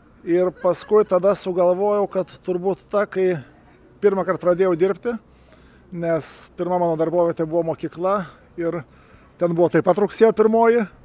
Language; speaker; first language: Lithuanian; native; Lithuanian